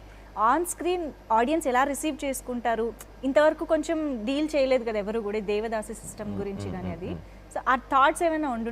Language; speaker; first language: Telugu; native; Telugu